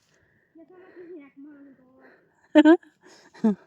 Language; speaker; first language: Finnish; early bilingual, other home language; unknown